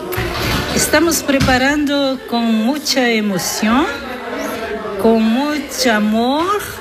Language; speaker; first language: Spanish; non-native, learner; Italian